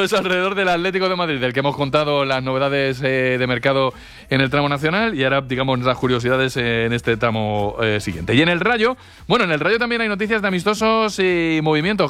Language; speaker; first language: Spanish; native; Spanish